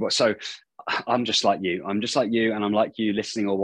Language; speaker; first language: English; native; English